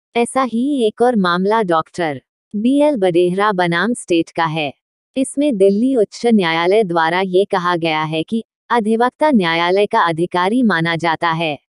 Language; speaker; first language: Hindi; native; Hindi